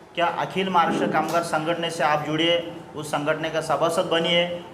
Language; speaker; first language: Hindi; non-native, local second language; Marathi